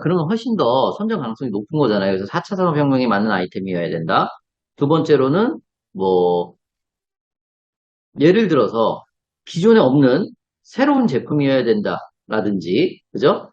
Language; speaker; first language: Korean; native; Korean